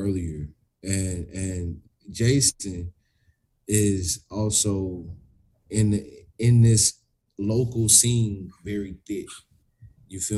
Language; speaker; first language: English; native; English